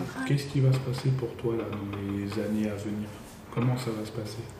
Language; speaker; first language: French; native; French